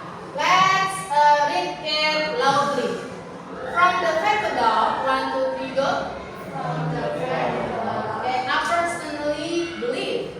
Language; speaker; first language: English; non-native, learner; Indonesian